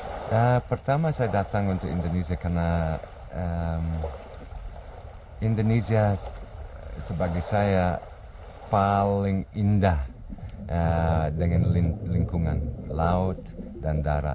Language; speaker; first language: Indonesian; non-native, learner; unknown